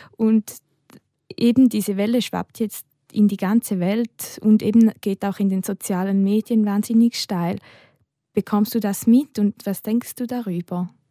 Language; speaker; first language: German; native; German